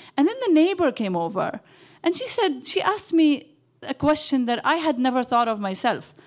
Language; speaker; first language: English; early bilingual, other home language; Arabic